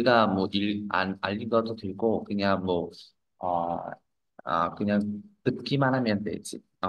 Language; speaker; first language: Korean; non-native, fluent; Vietnamese